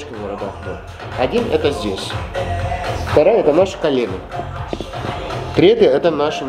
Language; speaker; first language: Russian; non-native, fluent; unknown